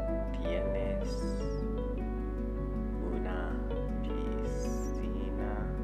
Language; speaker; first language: Spanish; non-native, learner; English